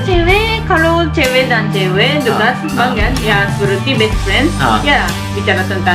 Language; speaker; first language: Indonesian; non-native, learner; Japanese